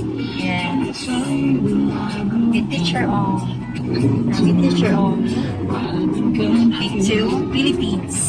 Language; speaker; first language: English; non-native, local second language; Filipino